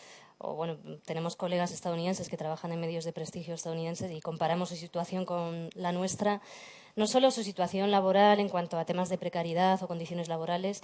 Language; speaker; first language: Spanish; native; Spanish